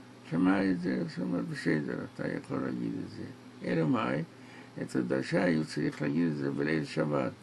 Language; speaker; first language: Hebrew; non-native, local second language; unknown